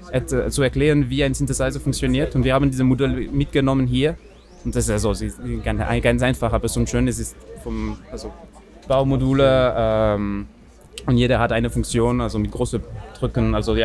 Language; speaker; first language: German; non-native, learner; French